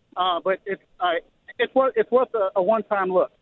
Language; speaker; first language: English; native; English